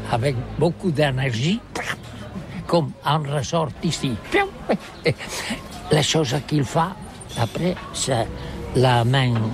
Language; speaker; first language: French; non-native, learner; Catalan